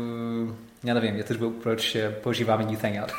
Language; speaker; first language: Czech; non-native, learner; English